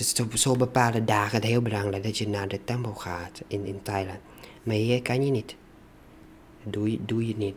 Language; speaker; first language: Dutch; non-native, learner; Thai